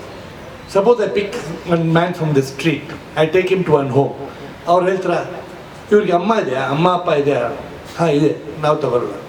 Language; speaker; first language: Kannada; non-native, local second language; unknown